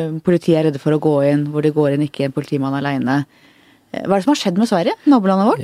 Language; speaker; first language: Norwegian; native; Norwegian